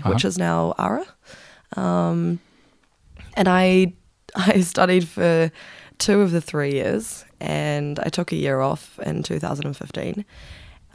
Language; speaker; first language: English; native; English